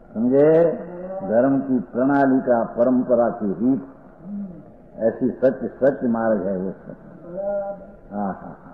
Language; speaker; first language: Hindi; non-native, local second language; Gujarati